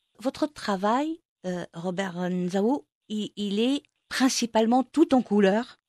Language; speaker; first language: French; non-native, local second language; Arabic